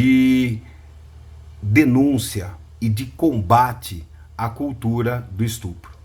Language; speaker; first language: Portuguese; native; Portuguese